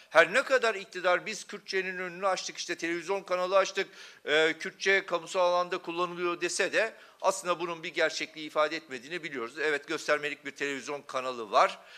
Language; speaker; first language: Turkish; non-native, local second language; Kurdish